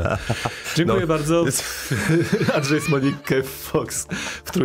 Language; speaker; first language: Polish; native; Polish